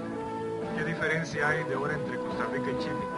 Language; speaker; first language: Spanish; native; Spanish